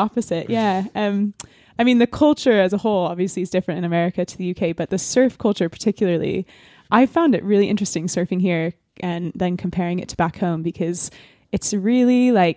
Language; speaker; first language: English; native; English